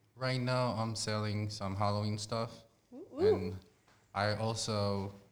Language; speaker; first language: English; non-native, fluent; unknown